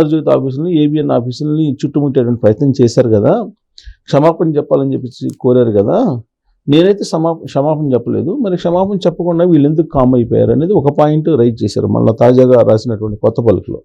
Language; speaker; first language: Telugu; native; Telugu